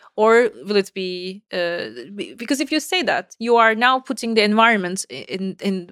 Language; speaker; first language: English; non-native, fluent; Turkish